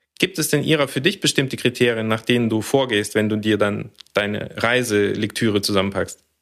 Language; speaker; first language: German; early bilingual, other home language; Russian